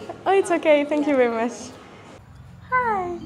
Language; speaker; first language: English; non-native, learner; French